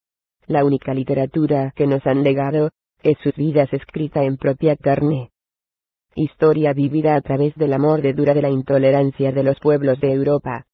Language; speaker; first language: Spanish; native; Spanish